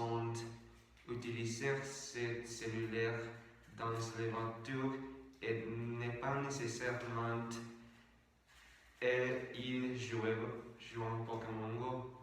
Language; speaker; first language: French; non-native, learner; Spanish